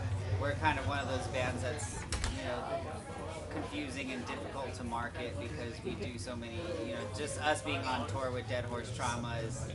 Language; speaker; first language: English; native; English